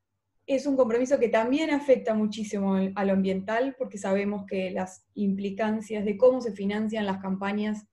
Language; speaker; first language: Spanish; native; Spanish